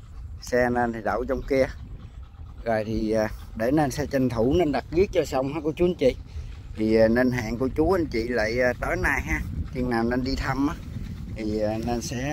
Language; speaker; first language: Vietnamese; native; Vietnamese